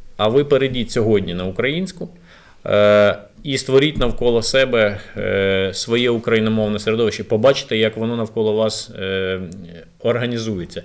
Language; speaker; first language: Ukrainian; native; Ukrainian